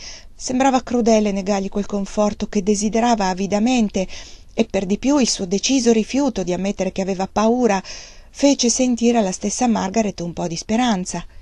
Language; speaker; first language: Italian; native; Italian